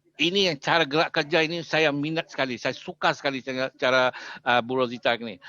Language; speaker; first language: Malay; native; Malay